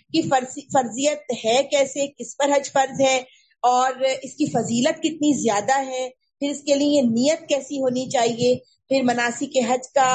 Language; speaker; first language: Urdu; native; Urdu